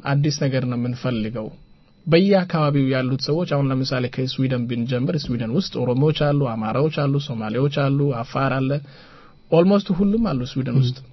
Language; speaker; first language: Amharic; non-native, local second language; Somali